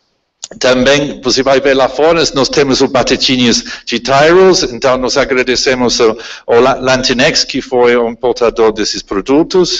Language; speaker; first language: Portuguese; non-native, fluent; English